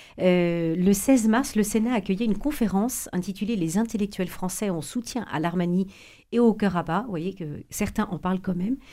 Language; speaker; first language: French; native; French